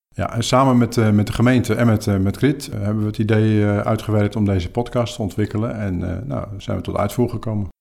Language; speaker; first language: Dutch; native; Dutch